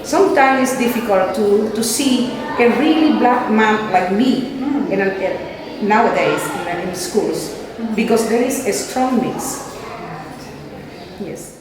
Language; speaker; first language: English; non-native, fluent; Spanish